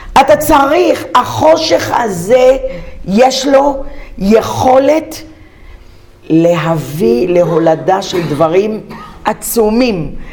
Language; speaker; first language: Hebrew; early bilingual, other home language; Arabic